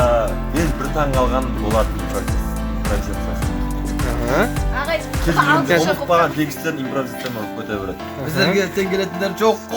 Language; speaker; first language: Kazakh; native; Kazakh